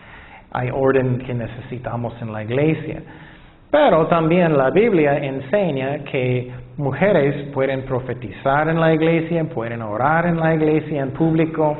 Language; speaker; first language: Spanish; non-native, fluent; English